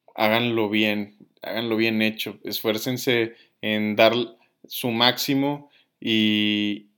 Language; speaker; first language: Spanish; native; Spanish